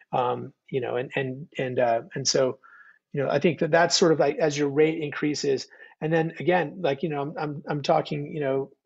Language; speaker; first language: English; native; English